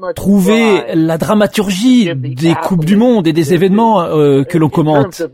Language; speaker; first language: French; non-native, fluent; English